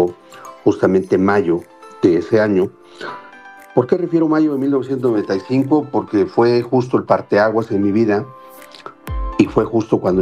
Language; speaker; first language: Spanish; native; Spanish